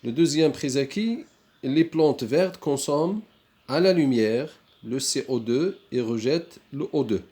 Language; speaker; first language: French; non-native, local second language; Arabic